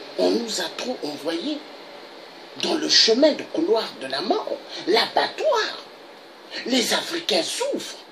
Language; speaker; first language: French; non-native, local second language; Lingala